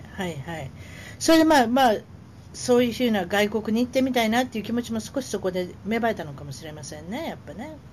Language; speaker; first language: Japanese; native; Japanese